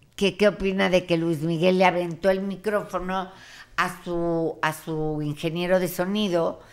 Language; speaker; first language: Spanish; native; Spanish